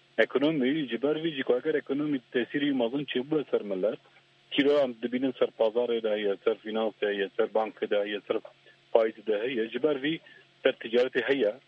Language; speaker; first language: Kurdish; non-native, local second language; Zaza